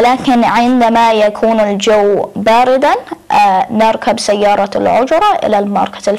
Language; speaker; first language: Arabic; non-native, learner; English